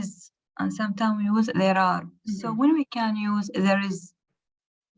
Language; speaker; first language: English; non-native, learner; Arabic